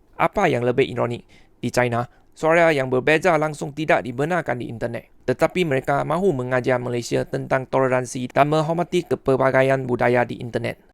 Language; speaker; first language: Malay; non-native, fluent; Chinese